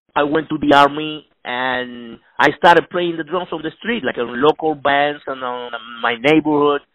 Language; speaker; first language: English; non-native, fluent; Spanish